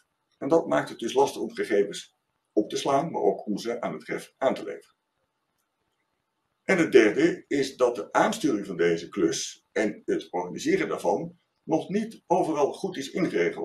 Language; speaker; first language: Dutch; native; Dutch